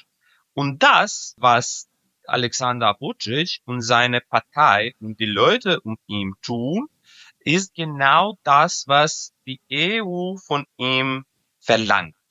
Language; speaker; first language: German; non-native, fluent; Serbian